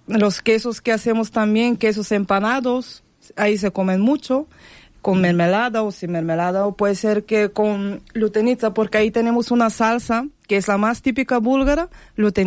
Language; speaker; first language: Spanish; non-native, fluent; Bulgarian